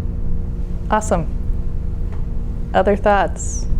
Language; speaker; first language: English; native; English